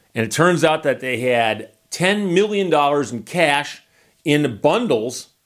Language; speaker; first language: English; native; English